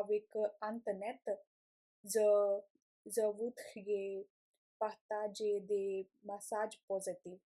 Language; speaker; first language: French; non-native, learner; Punjabi